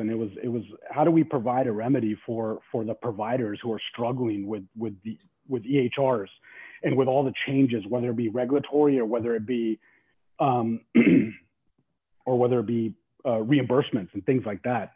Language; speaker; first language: English; native; English